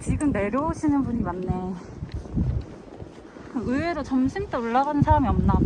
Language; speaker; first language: Korean; native; Korean